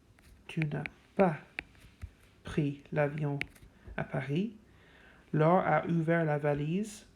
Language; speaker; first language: French; non-native, fluent; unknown